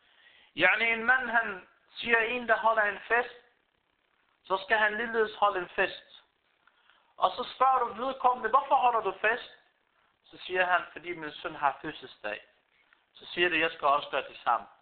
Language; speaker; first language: Danish; early bilingual, other home language; Arabic